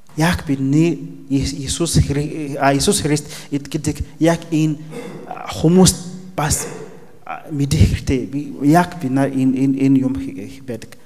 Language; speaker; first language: Mongolian; non-native, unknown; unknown